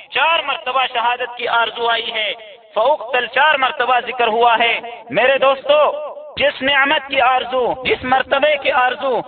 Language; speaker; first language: Urdu; non-native, local second language; Pashto